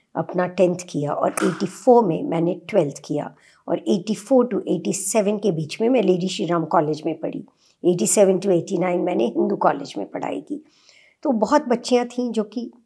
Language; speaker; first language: Hindi; native; Hindi